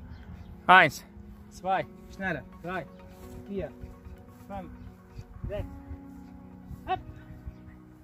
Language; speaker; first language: German; non-native, learner; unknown